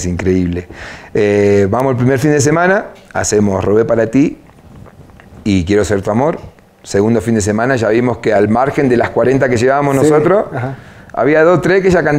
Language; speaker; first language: Spanish; native; Spanish